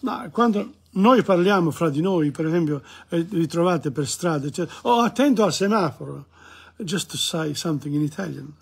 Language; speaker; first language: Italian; non-native, fluent; English